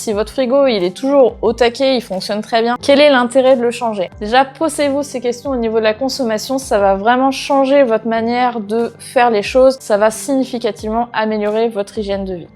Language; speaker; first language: French; native; French